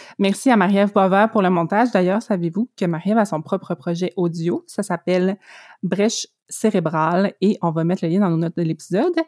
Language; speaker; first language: French; native; French